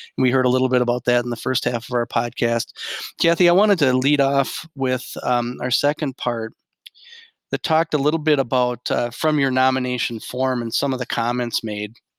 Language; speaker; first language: English; native; English